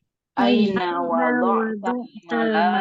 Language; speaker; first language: Arabic; non-native, learner; Indonesian